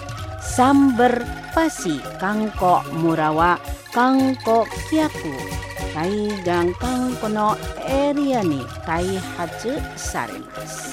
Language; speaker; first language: Japanese; non-native, fluent; Indonesian